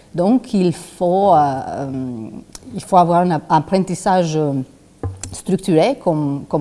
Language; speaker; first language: French; non-native, fluent; Albanian